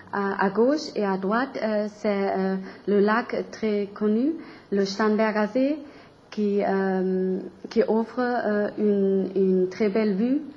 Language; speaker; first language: French; non-native, learner; German